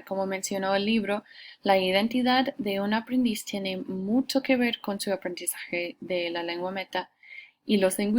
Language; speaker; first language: Spanish; non-native, fluent; English